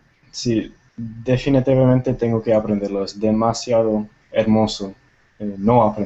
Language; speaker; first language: Spanish; non-native, fluent; Tamil